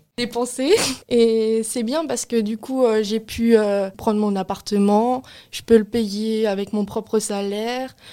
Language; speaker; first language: French; native; French